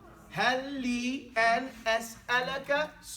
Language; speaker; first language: Arabic; non-native, fluent; English